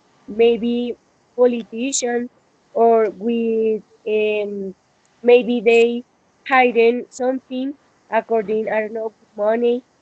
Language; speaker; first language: English; non-native, learner; Spanish